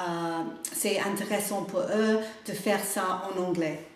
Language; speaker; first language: French; non-native, learner; English